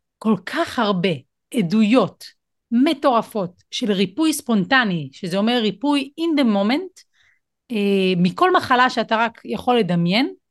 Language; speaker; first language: Hebrew; native; Hebrew